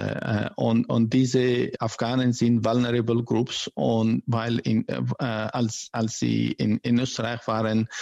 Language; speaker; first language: German; non-native, learner; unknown